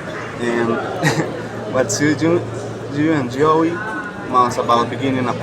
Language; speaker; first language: English; non-native, learner; Spanish